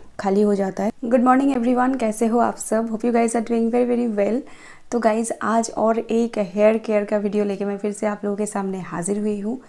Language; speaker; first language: Hindi; non-native, local second language; Bangla